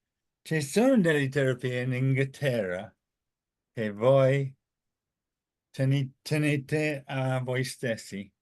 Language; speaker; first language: Italian; non-native, fluent; English